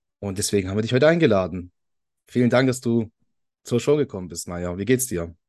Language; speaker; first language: German; early bilingual, other home language; Italian